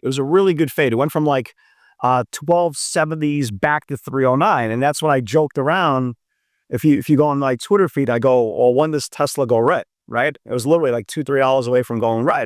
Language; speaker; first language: English; native; English